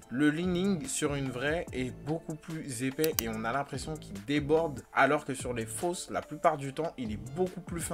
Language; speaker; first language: French; native; French